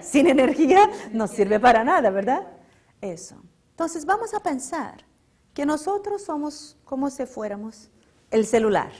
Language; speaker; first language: Spanish; non-native, fluent; Portuguese